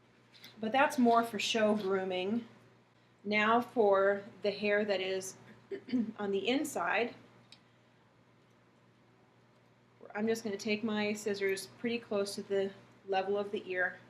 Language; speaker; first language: English; native; English